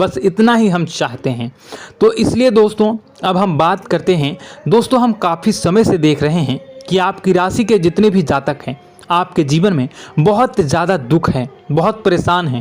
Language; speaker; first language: Hindi; native; Hindi